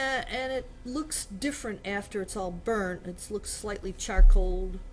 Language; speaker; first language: English; native; English